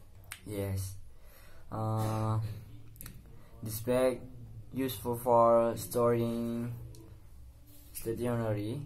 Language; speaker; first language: English; non-native, learner; Indonesian